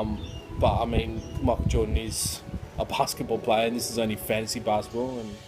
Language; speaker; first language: English; native; English